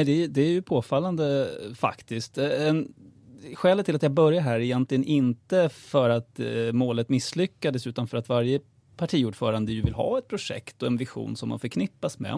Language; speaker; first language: Swedish; native; Swedish